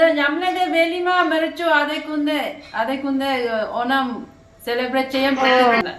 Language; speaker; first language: Malayalam; non-native, learner; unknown